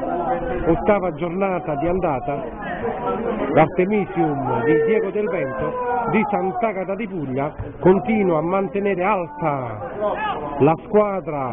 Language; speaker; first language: Italian; native; Italian